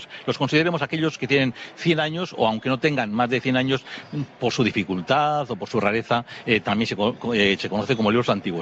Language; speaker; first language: Spanish; native; Spanish